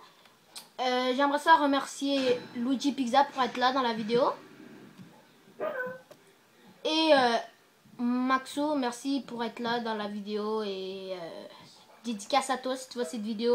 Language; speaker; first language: French; native; French